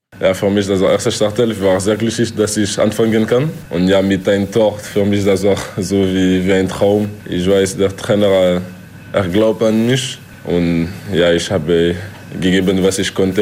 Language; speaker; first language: German; non-native, local second language; French